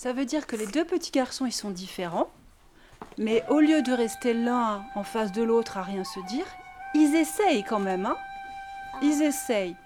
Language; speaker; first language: French; native; French